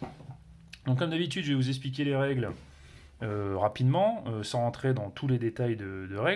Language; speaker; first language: French; native; French